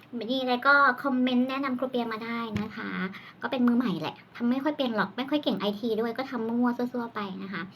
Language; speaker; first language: Thai; non-native, local second language; Northeastern Thai